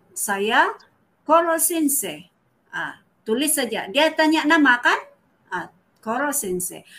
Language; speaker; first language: Malay; native; Malay